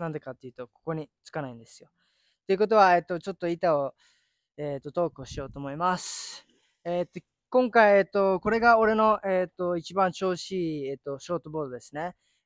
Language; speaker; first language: Japanese; early bilingual, other home language; English